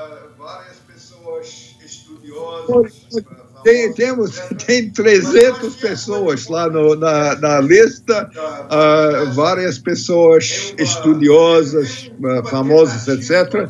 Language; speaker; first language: Portuguese; non-native, fluent; English